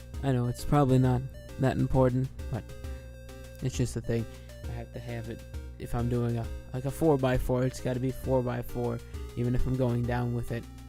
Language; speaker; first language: English; native; English